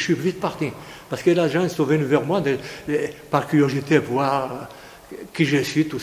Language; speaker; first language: French; non-native, fluent; Greek